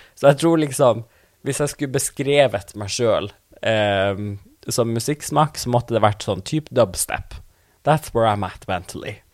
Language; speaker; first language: Norwegian; non-native, local second language; Northern Sami